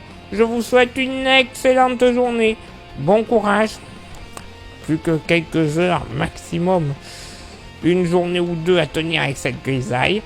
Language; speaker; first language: French; native; French